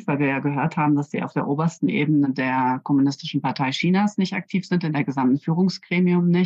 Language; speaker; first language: German; native; German